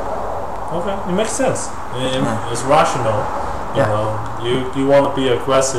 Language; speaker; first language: English; non-native, learner; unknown